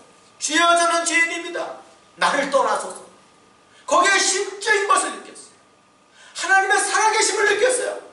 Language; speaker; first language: Korean; native; Korean